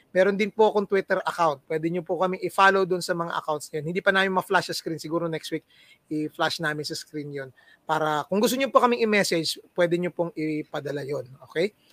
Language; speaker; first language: Filipino; non-native, local second language; Cebuano